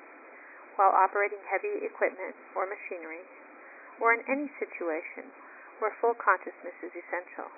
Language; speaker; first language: English; native; English